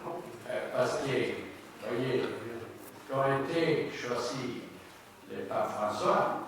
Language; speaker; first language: French; non-native, learner; Spanish